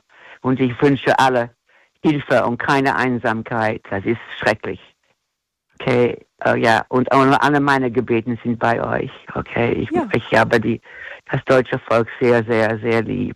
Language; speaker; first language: German; non-native, fluent; English